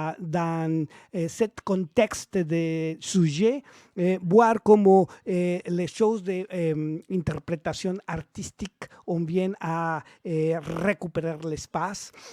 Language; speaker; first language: French; non-native, learner; Spanish